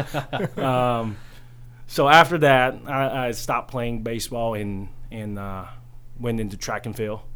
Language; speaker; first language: English; early bilingual, other home language; Chinese